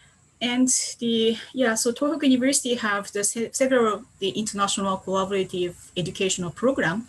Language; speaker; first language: English; non-native, fluent; Japanese